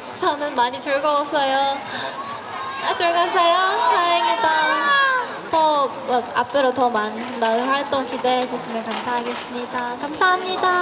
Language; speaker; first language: Korean; non-native, fluent; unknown